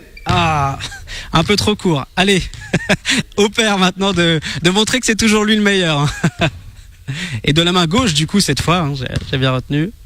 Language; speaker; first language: French; native; French